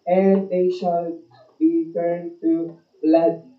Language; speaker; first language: English; non-native, local second language; Filipino